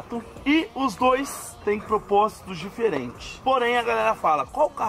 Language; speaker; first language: Portuguese; native; Portuguese